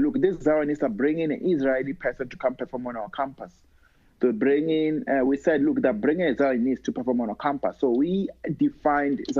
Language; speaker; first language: English; non-native, local second language; Northern Sotho